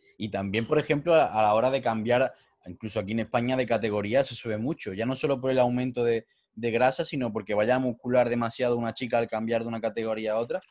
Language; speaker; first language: Spanish; native; Spanish